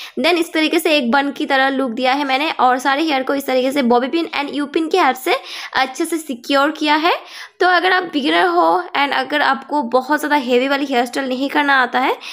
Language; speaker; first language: Hindi; non-native, local second language; Bangla